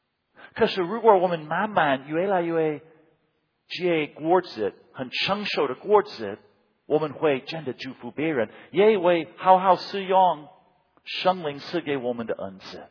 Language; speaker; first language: Chinese; non-native, fluent; English